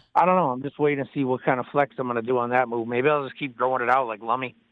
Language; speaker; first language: English; non-native, fluent; Romanian